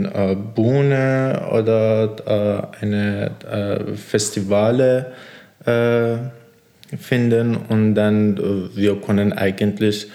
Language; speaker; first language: German; non-native, learner; Persian